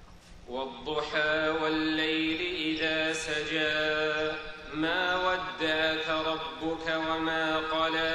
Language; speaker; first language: Arabic; native; Arabic